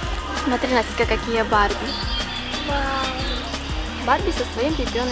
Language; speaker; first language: Russian; native; Russian